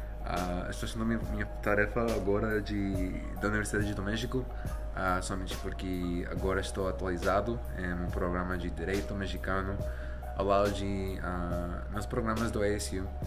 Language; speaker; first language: Portuguese; non-native, learner; Spanish